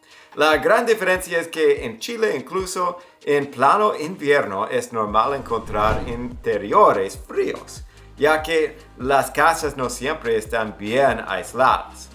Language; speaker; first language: Spanish; non-native, fluent; English